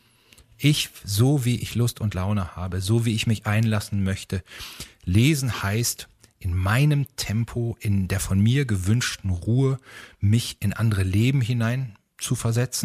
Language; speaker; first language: German; native; German